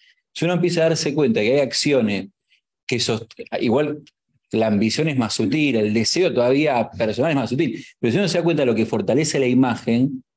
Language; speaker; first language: Spanish; native; Spanish